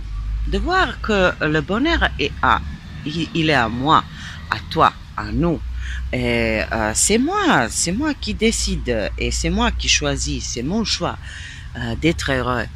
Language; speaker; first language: French; non-native, fluent; Serbian